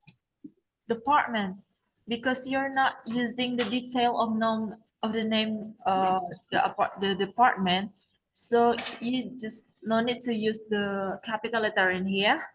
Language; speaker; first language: English; non-native, learner; Indonesian